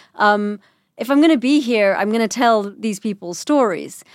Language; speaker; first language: English; native; English